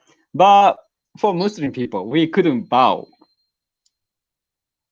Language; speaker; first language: English; non-native, learner; Japanese